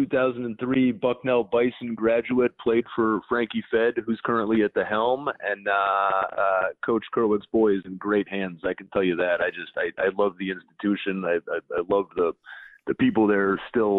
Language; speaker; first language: English; native; English